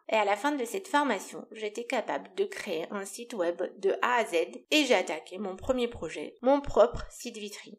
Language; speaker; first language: French; non-native, fluent; Romanian